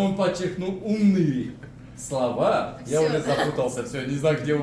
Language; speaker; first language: Russian; non-native, fluent; Tajik